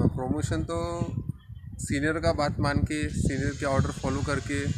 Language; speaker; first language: Hindi; non-native, local second language; Marathi